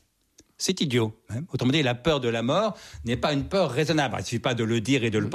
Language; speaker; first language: French; native; French